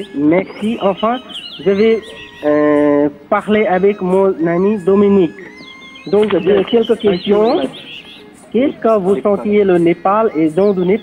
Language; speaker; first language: French; non-native, learner; Nepali